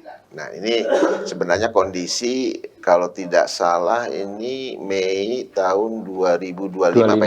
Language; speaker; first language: Indonesian; native; Indonesian